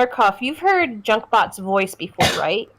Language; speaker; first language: English; native; English